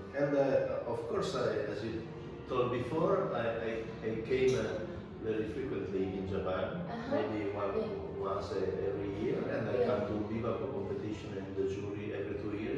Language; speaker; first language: English; non-native, fluent; Italian